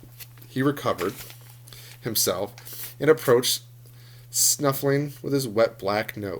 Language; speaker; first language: English; native; English